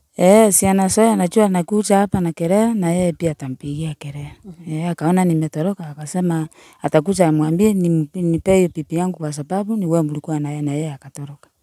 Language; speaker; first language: Swahili; non-native, local second language; Gusii